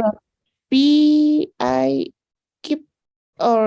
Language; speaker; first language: English; non-native, learner; Spanish